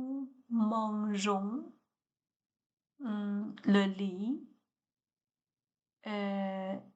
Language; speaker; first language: French; non-native, learner; Chinese